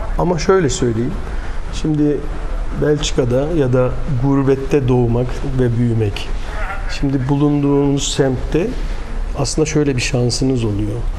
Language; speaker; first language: Turkish; early bilingual, heritage; Turkish